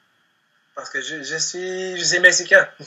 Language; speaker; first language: French; non-native, learner; Spanish